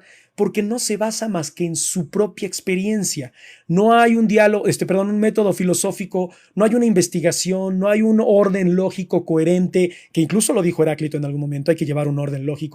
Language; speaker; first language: Spanish; native; Spanish